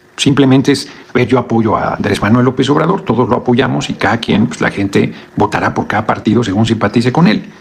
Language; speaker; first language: Spanish; native; Spanish